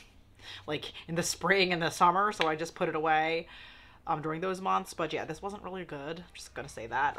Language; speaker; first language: English; native; English